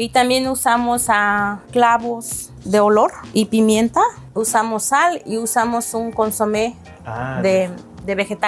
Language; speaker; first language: Spanish; native; Spanish